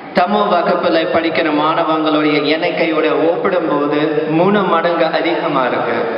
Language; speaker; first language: Tamil; non-native, fluent; English